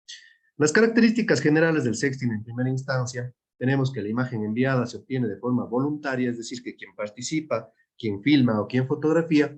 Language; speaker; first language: Spanish; native; Spanish